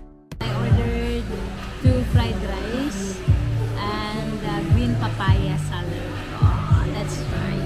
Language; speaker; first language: English; non-native, local second language; Filipino